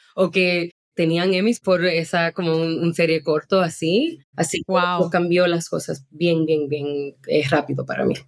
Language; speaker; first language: Spanish; early bilingual, heritage; Spanish